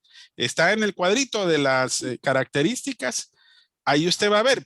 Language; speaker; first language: Spanish; native; Spanish